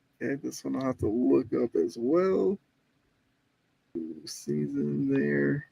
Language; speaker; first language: English; native; English